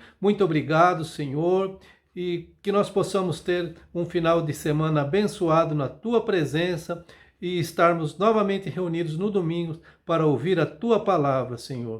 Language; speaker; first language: Portuguese; native; Portuguese